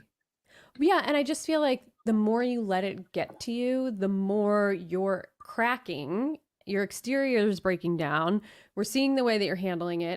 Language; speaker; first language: English; native; English